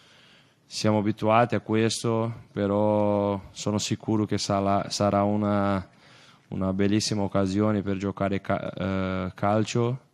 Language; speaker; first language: Italian; non-native, fluent; Portuguese